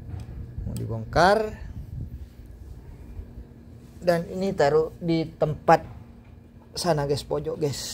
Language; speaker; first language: Indonesian; native; Indonesian